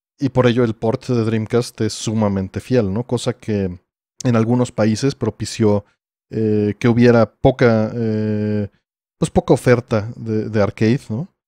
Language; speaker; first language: Spanish; native; Spanish